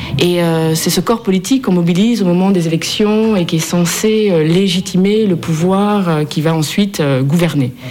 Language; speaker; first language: French; native; French